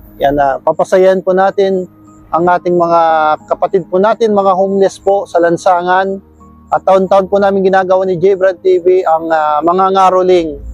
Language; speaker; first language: Filipino; non-native, local second language; Bikol